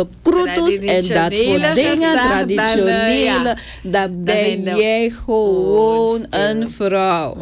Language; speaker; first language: Dutch; non-native, local second language; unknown